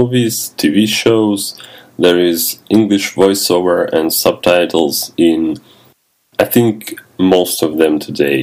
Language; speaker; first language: English; non-native, fluent; Russian